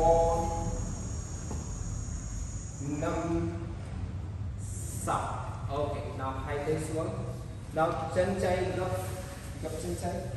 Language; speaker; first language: Vietnamese; non-native, fluent; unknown